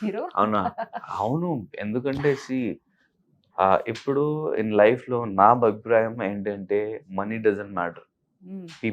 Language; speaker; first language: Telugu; non-native, learner; Hindi